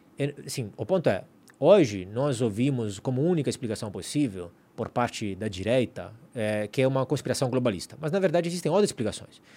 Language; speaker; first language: Portuguese; non-native, fluent; Italian